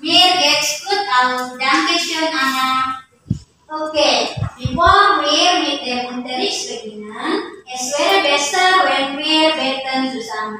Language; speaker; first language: German; non-native, learner; Indonesian